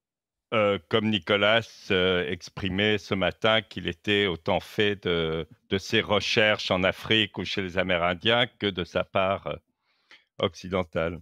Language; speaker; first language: French; native; French